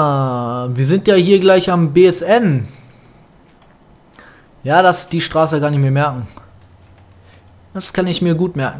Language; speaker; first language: German; native; German